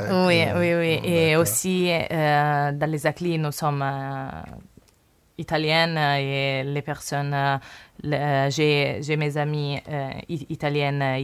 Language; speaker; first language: French; non-native, learner; Italian